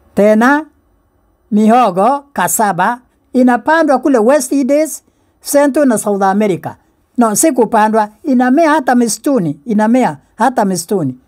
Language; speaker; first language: Swahili; non-native, local second language; Meru